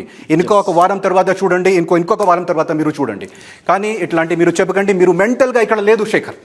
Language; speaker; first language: Telugu; non-native, fluent; Hindi